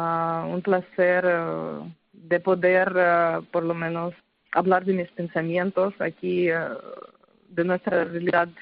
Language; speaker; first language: Spanish; non-native, fluent; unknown